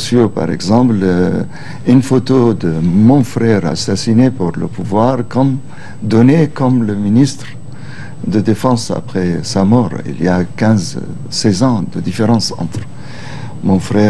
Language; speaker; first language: French; non-native, local second language; Arabic